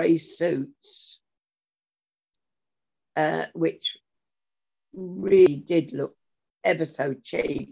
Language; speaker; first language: English; native; English